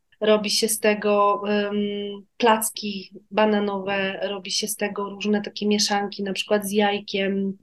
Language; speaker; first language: Polish; native; Polish